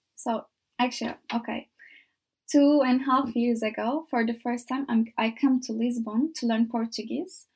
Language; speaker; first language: English; non-native, learner; Turkish